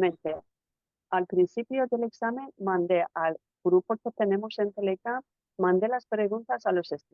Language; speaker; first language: Spanish; non-native, fluent; Persian